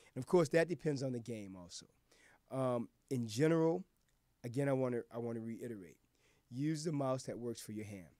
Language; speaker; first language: English; native; English